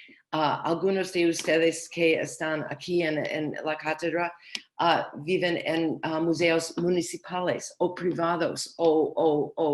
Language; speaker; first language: Spanish; non-native, learner; English